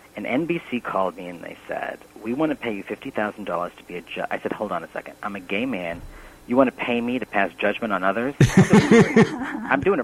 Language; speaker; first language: English; native; English